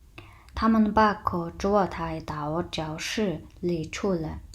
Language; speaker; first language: Chinese; non-native, fluent; Mongolian